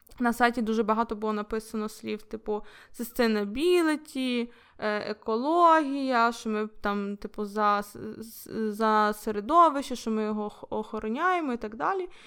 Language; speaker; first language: Ukrainian; non-native, local second language; Russian